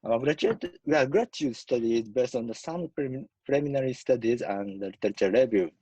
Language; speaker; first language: English; non-native, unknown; Japanese